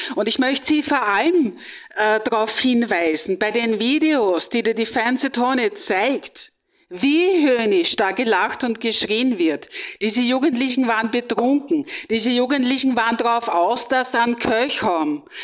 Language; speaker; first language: German; native; German